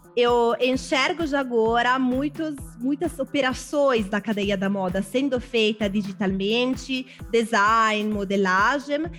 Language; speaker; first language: Portuguese; non-native, fluent; Italian